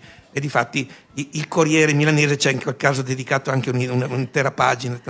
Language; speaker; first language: Italian; native; Italian